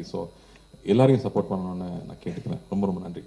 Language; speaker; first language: Tamil; native; Tamil